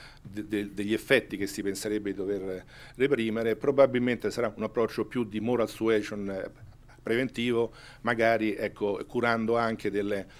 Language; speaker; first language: Italian; native; Italian